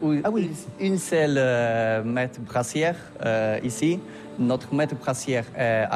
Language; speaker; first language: French; non-native, learner; Polish